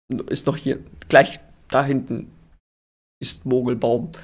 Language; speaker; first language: German; native; German